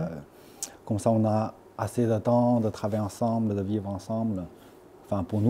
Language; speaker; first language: French; non-native, fluent; Chinese